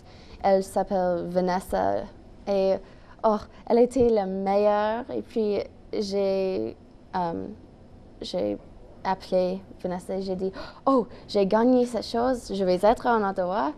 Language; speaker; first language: French; non-native, local second language; English